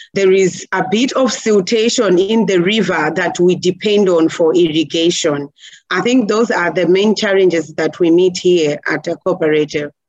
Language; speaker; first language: English; non-native, local second language; Nyanja